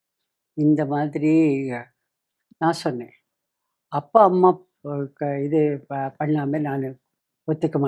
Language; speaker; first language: Tamil; non-native, local second language; Kannada